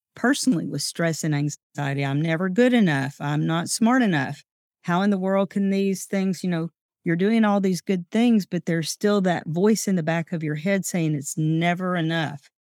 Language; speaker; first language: English; native; English